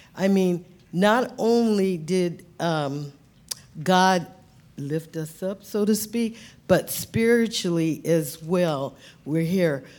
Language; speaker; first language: English; native; English